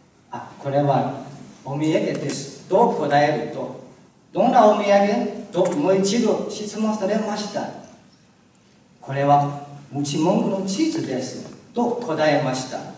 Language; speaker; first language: Japanese; non-native, learner; Chinese